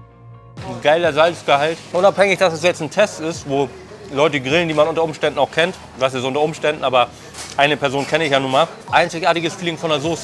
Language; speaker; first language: German; native; German